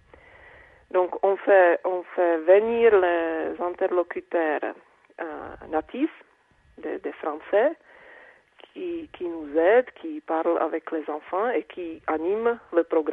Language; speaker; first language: French; non-native, fluent; Czech